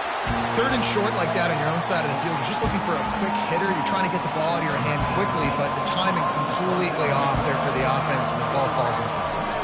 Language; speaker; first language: English; native; English